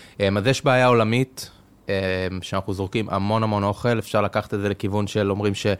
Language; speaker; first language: Hebrew; native; Hebrew